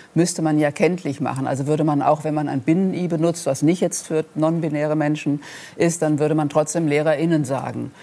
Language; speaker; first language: German; native; German